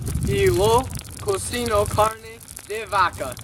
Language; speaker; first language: Spanish; non-native, learner; English